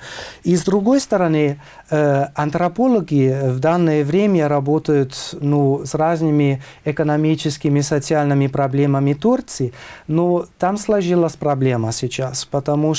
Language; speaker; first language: Russian; non-native, fluent; German